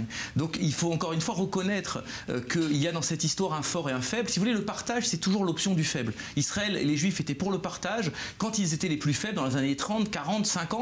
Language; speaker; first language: French; native; French